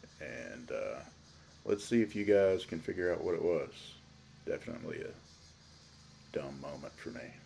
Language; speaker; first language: English; native; English